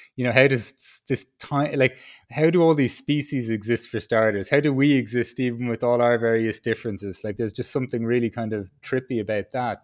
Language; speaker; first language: English; native; English